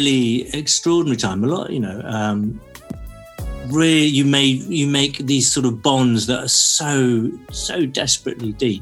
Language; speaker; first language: English; native; English